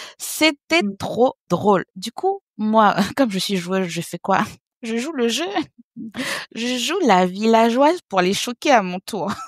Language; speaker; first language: French; early bilingual, other home language; Haitian Creole